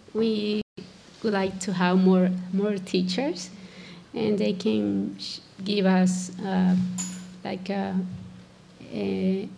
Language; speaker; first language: English; non-native, fluent; Spanish